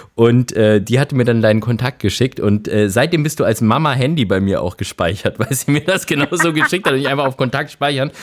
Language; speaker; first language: German; native; German